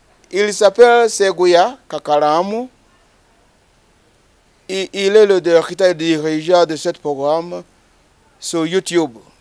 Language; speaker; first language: French; non-native, learner; Ganda